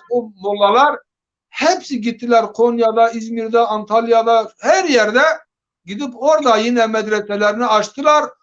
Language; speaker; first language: Turkish; non-native, local second language; Zaza